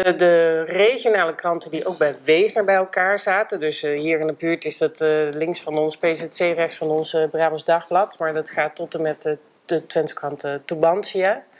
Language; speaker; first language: Dutch; native; Dutch